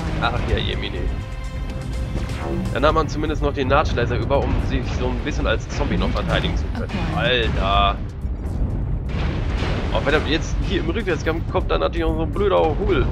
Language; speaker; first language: German; native; German